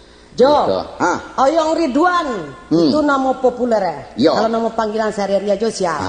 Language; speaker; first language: Indonesian; non-native, local second language; Minangkabau